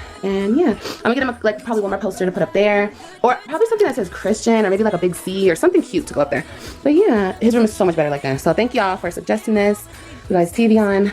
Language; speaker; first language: English; native; English